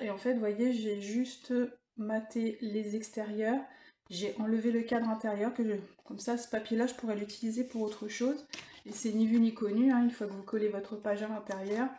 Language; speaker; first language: French; native; French